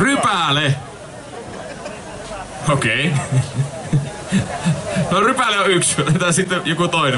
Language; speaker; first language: Finnish; native; Finnish